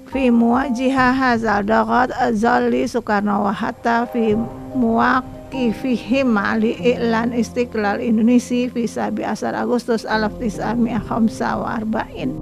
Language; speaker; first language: Arabic; non-native, fluent; Indonesian